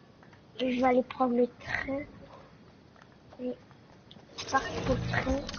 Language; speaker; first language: French; native; French